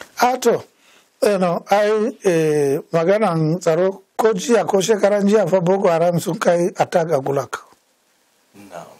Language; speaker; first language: Hausa; non-native, local second language; Fula